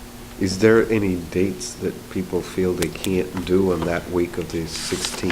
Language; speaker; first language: English; native; English